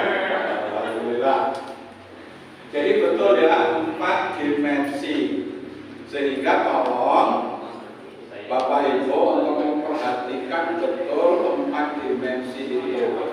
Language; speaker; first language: Indonesian; non-native, local second language; Javanese